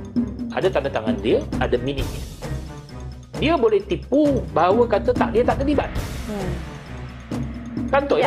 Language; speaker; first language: Malay; native; Malay